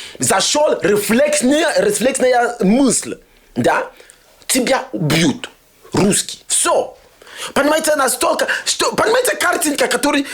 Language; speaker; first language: Russian; non-native, fluent; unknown